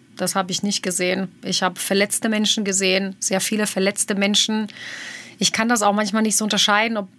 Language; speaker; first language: German; early bilingual, other home language; Bosnian